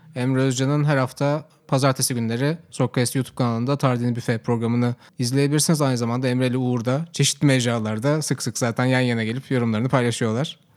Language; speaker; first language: Turkish; native; Turkish